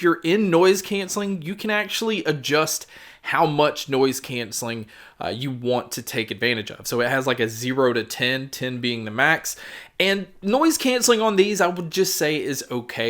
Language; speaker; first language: English; native; English